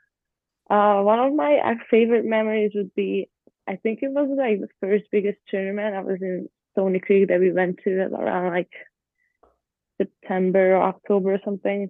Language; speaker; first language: English; non-native, fluent; Hungarian